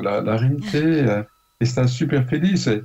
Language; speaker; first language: Spanish; non-native, fluent; French